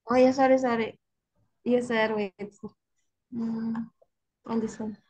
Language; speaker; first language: English; non-native, learner; Indonesian